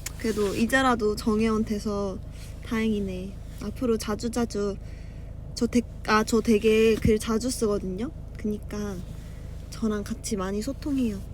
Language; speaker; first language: Korean; native; Korean